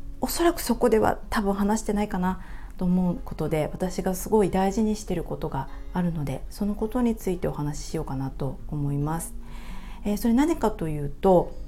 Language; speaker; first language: Japanese; native; Japanese